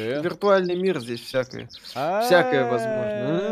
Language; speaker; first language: Russian; native; Russian